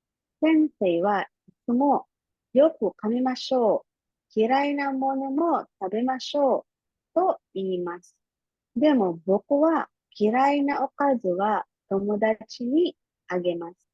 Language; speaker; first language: Japanese; non-native, fluent; Filipino